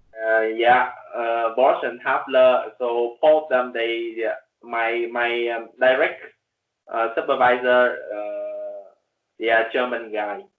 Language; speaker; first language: English; non-native, learner; Vietnamese